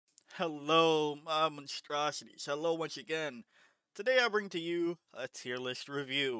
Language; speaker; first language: English; native; English